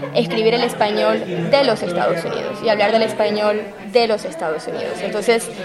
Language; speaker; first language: Spanish; native; Spanish